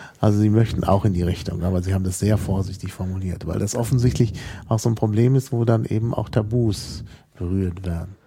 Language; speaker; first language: German; native; German